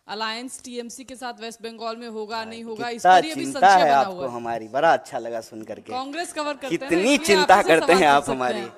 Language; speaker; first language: Hindi; native; Hindi